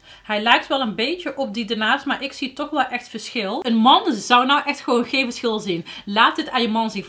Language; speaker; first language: Dutch; native; Dutch